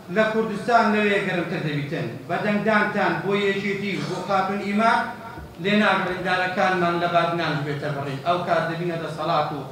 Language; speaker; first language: Central Kurdish; non-native, local second language; Kurdish